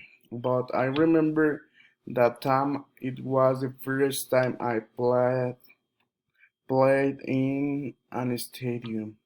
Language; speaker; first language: English; non-native, learner; Spanish